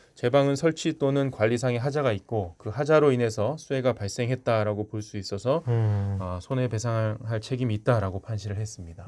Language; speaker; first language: Korean; native; Korean